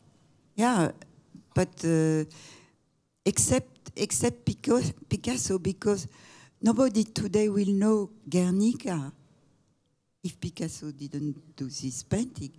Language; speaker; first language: English; non-native, fluent; French